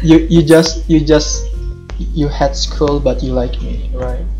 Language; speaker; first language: English; non-native, learner; Indonesian